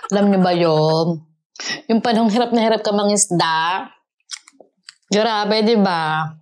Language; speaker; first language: Filipino; native; Filipino